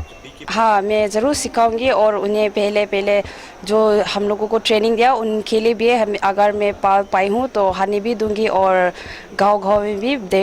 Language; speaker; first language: Hindi; non-native, local second language; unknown